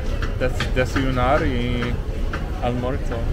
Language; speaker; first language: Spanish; non-native, learner; English